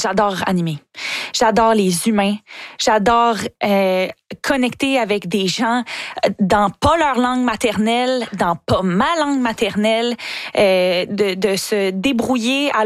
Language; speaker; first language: French; native; French